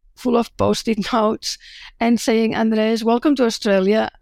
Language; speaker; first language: English; non-native, fluent; Catalan